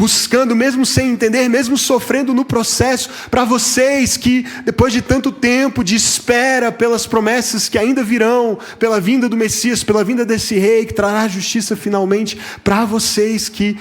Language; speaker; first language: Portuguese; native; Portuguese